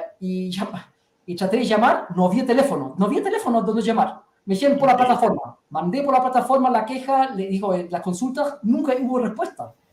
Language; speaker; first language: Spanish; early bilingual, heritage; German